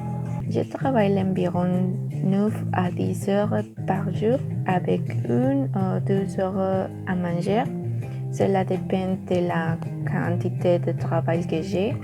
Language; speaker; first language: French; non-native, learner; Spanish